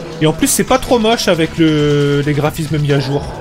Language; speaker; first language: French; native; French